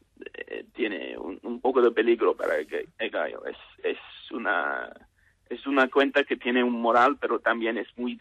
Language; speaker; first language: Spanish; non-native, learner; English